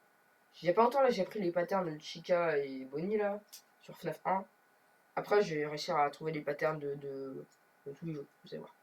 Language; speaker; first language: French; native; French